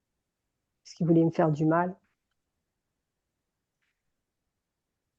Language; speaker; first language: French; native; French